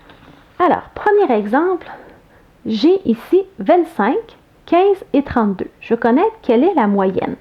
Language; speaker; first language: French; native; French